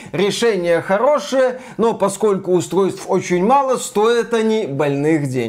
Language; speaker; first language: Russian; native; Russian